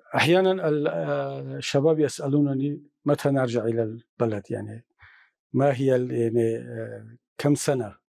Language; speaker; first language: Arabic; non-native, fluent; Tajik